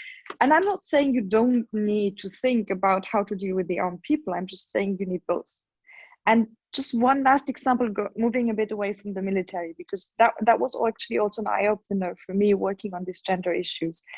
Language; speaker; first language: English; non-native, fluent; German